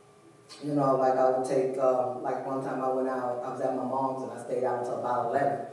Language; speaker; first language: English; native; English